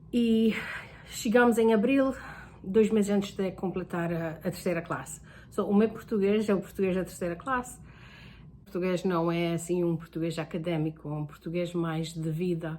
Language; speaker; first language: Portuguese; early bilingual, heritage; Portuguese